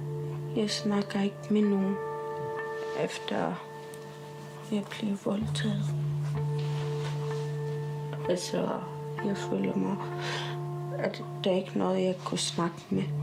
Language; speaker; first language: Danish; non-native, local second language; Kalaallisut